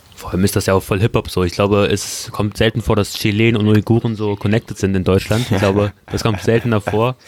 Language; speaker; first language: German; early bilingual, other home language; Turkish